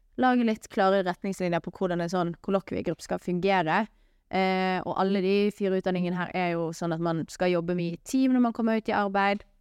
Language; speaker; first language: Norwegian; native; Norwegian